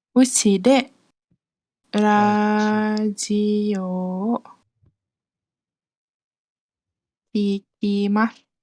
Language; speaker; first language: Japanese; non-native, fluent; Malay